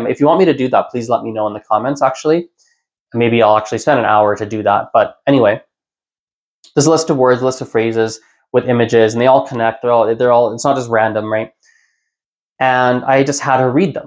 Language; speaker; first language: English; native; English